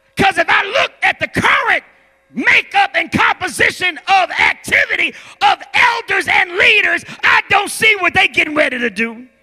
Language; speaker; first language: English; native; English